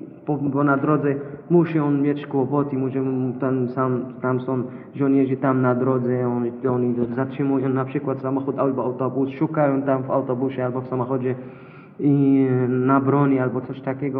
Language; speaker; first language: Polish; non-native, learner; Arabic